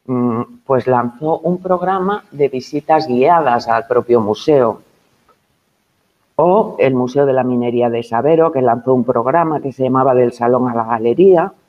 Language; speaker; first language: Spanish; native; Spanish